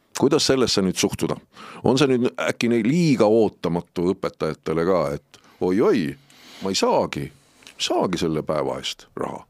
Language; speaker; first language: Estonian; native; Estonian